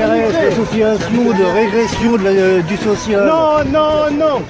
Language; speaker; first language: French; native; French